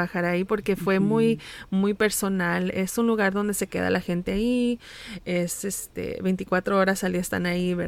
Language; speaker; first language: Spanish; early bilingual, heritage; Spanish